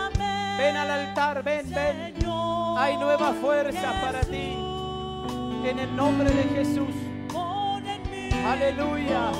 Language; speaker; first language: Spanish; native; Spanish